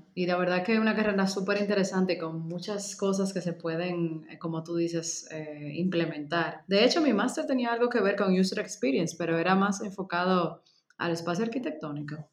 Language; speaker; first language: Spanish; native; Spanish